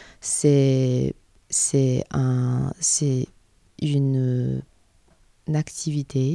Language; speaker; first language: French; non-native, learner; Chinese